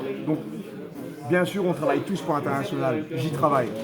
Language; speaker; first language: French; native; French